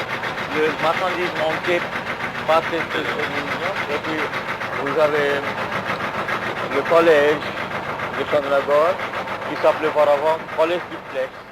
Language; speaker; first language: French; non-native, fluent; Bangla